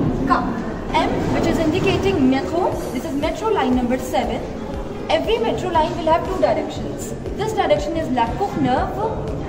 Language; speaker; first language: English; non-native, local second language; Hindi